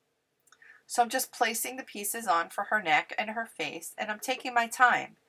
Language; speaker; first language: English; native; English